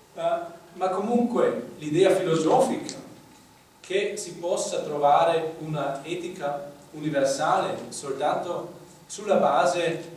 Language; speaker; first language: Italian; non-native, fluent; German